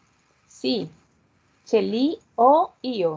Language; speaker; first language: Italian; non-native, learner; Spanish